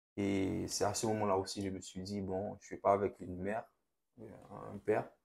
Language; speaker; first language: French; non-native, local second language; Haitian Creole